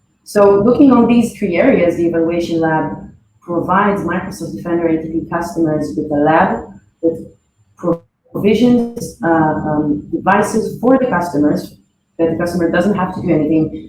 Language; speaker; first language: English; non-native, fluent; Hebrew